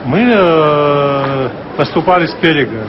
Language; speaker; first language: Russian; non-native, local second language; Abkhazian